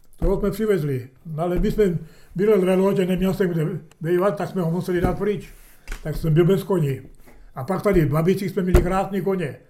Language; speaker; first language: Czech; early bilingual, heritage; Czech